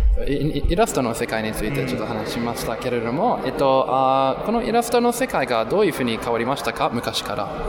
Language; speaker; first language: Japanese; non-native, learner; English